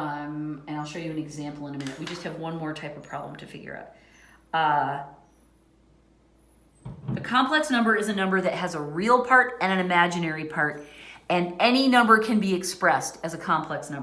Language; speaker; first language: English; native; English